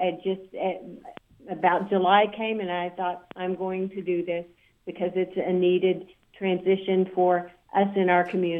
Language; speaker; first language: English; native; English